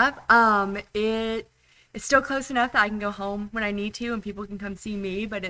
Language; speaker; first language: English; native; English